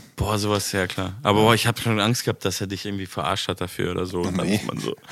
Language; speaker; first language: German; native; German